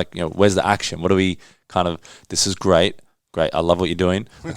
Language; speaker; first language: English; native; English